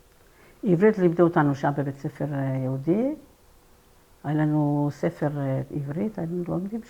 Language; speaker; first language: Hebrew; non-native, fluent; Persian